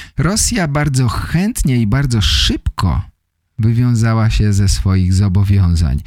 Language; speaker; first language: Polish; native; Polish